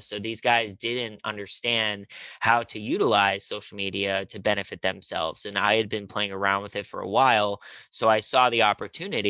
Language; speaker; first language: English; native; English